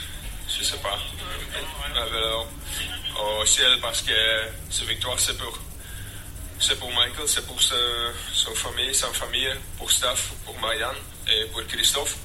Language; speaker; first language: French; non-native, fluent; Dutch